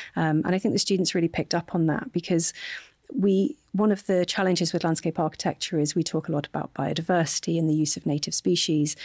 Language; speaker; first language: English; native; English